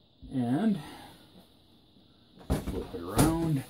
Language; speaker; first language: English; native; English